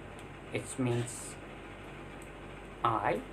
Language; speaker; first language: English; non-native, learner; Indonesian